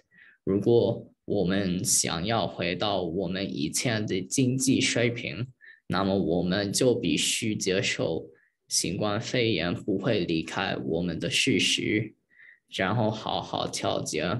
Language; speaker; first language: Chinese; early bilingual, heritage; Chinese